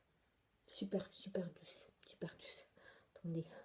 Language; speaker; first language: French; non-native, fluent; Italian